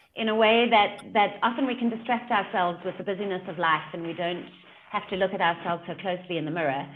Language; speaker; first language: English; native; English